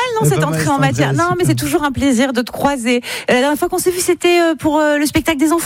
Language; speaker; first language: French; native; French